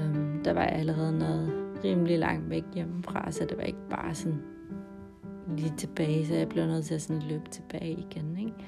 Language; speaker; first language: Danish; non-native, local second language; Kalaallisut